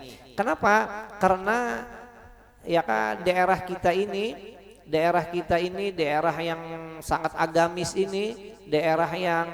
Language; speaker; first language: Indonesian; non-native, local second language; Banjar